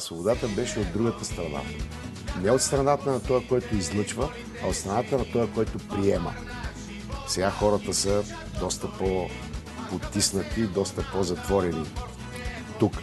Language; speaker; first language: Bulgarian; native; Bulgarian